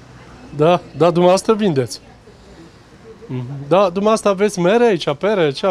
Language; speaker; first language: Romanian; native; Romanian